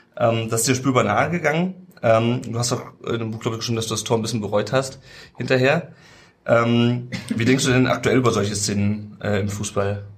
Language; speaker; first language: German; native; German